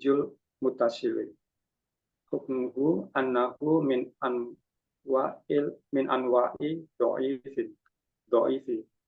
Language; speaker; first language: Arabic; non-native, learner; Indonesian